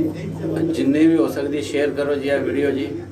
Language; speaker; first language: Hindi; non-native, local second language; Punjabi